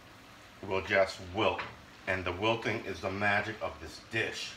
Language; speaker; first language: English; native; English